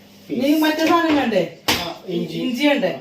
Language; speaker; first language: Malayalam; native; Malayalam